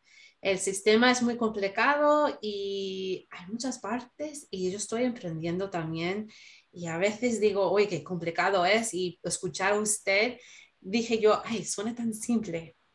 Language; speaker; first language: Spanish; non-native, learner; English